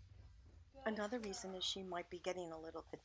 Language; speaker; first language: English; native; English